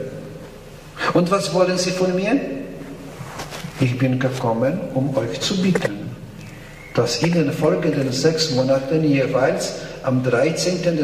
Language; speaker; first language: German; non-native, fluent; Polish